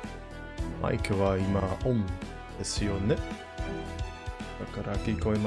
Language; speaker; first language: Japanese; non-native, learner; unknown